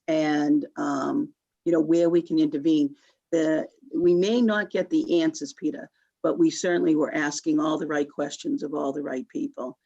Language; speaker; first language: English; native; English